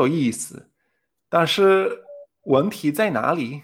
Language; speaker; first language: Chinese; non-native, fluent; Spanish